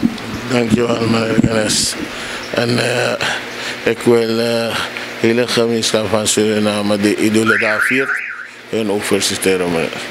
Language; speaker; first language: Dutch; non-native, local second language; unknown